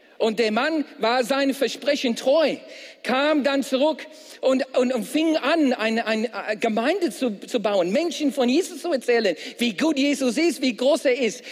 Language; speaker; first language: German; non-native, fluent; English